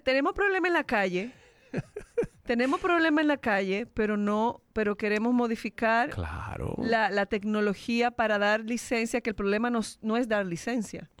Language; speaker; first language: Spanish; native; Spanish